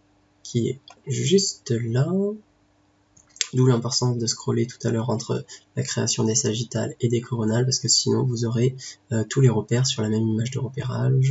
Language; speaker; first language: French; native; French